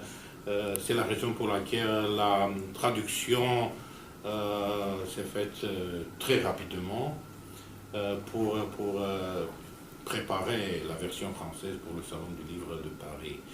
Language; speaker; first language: French; non-native, fluent; Romanian